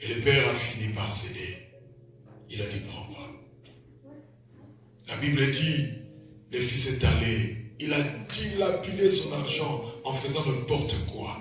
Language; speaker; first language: French; non-native, local second language; Lingala